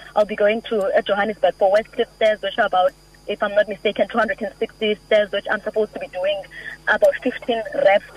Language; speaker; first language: English; non-native, local second language; Xhosa